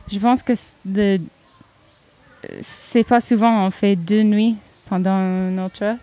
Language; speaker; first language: French; non-native, learner; English